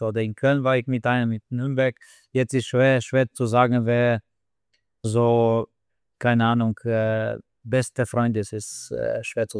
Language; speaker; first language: German; non-native, fluent; Slovenian